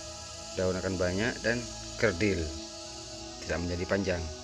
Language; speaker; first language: Indonesian; native; Indonesian